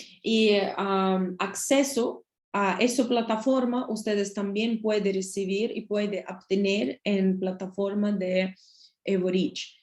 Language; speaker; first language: Spanish; non-native, learner; Russian